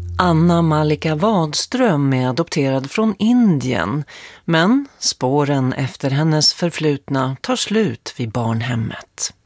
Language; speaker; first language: Swedish; native; Swedish